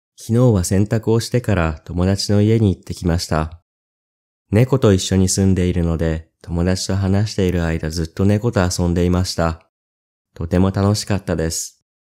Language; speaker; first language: Japanese; native; Japanese